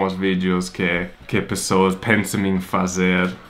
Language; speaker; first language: Portuguese; non-native, fluent; English